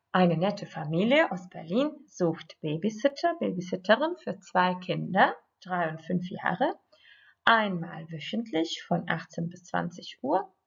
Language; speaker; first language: German; non-native, fluent; Croatian